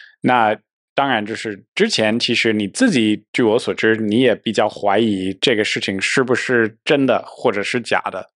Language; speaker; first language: Chinese; non-native, fluent; English